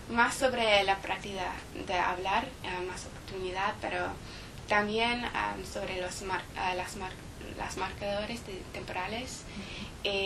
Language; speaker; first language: Spanish; non-native, learner; English